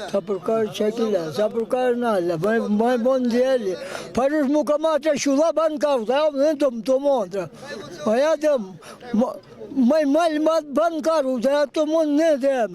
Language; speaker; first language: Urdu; non-native, local second language; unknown